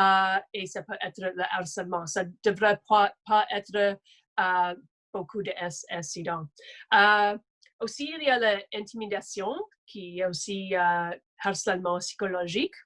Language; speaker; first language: French; non-native, local second language; English